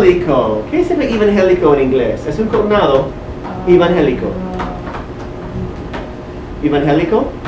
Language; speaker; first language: Spanish; non-native, fluent; English